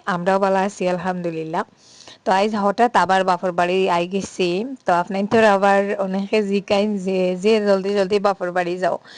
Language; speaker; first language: Bangla; native; Bangla